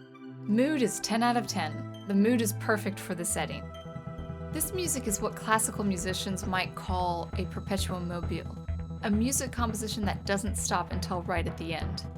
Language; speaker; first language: English; native; English